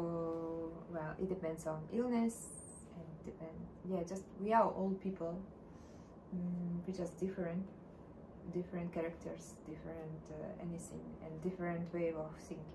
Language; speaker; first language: English; non-native, learner; Russian